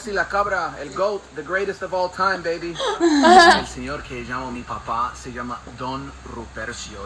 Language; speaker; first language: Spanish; non-native, fluent; English